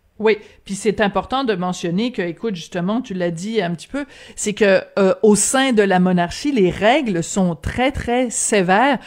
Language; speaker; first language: French; native; French